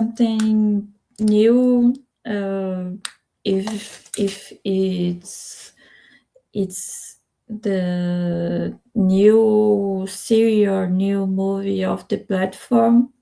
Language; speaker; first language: English; non-native, learner; Spanish